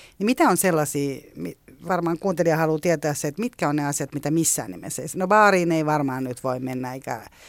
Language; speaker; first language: Finnish; native; Finnish